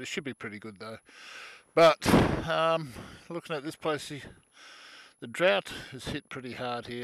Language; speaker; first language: English; native; English